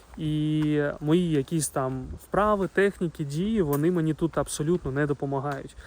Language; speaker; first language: Ukrainian; non-native, local second language; Russian